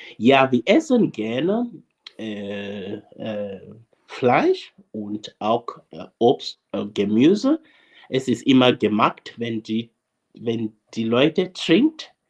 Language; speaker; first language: German; non-native, learner; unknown